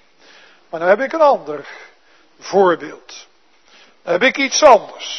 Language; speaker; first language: Dutch; native; Dutch